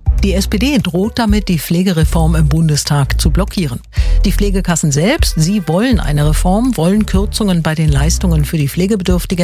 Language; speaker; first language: German; native; German